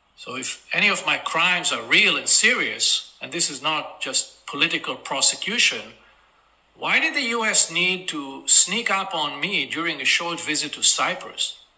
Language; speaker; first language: English; non-native, fluent; Hebrew